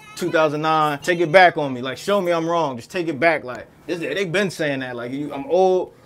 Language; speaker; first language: English; native; English